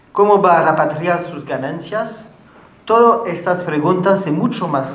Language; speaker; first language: Spanish; non-native, fluent; French